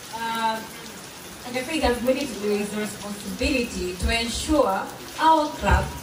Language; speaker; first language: English; non-native, local second language; Swahili